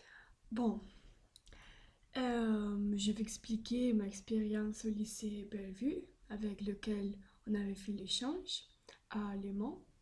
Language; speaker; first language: French; non-native, learner; Spanish